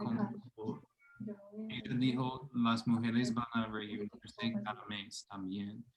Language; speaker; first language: Spanish; non-native, fluent; English